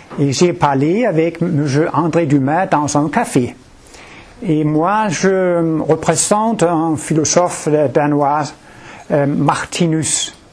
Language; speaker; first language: French; non-native, fluent; Danish